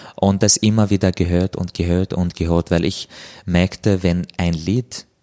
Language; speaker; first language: German; non-native, fluent; Arabic